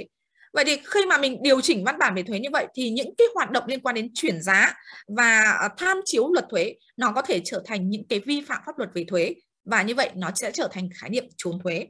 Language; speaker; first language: Vietnamese; native; Vietnamese